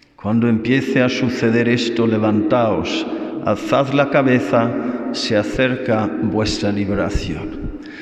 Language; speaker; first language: Spanish; non-native, fluent; English